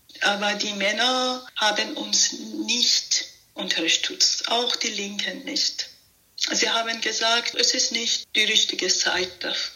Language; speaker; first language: German; non-native, fluent; Persian